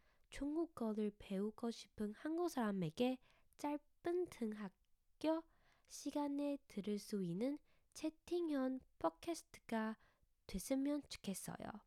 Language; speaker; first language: Korean; non-native, learner; Chinese